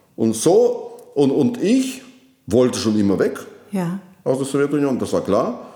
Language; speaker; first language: German; non-native, fluent; Russian